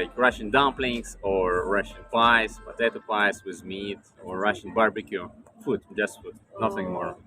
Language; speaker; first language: English; non-native, learner; Russian